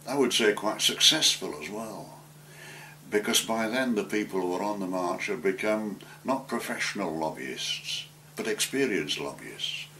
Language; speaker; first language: English; native; English